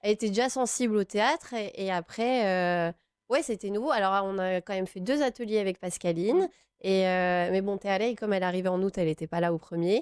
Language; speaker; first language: French; native; French